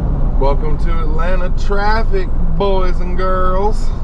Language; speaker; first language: English; native; English